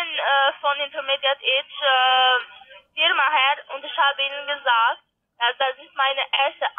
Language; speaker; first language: German; non-native, learner; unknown